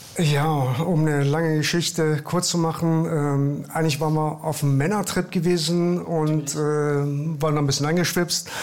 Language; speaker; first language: German; early bilingual, other home language; Persian